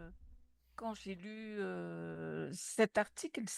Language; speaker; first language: French; non-native, local second language; Malagasy